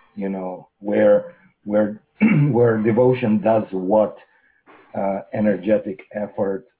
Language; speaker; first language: English; non-native, fluent; Russian